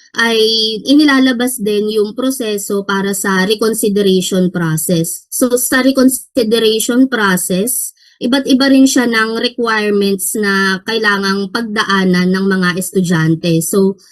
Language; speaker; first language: Filipino; native; Filipino